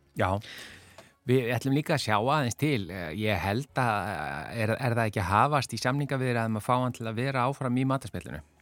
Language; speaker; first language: Icelandic; native; Icelandic